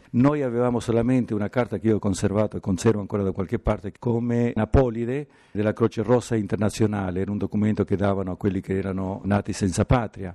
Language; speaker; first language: Italian; non-native, fluent; Spanish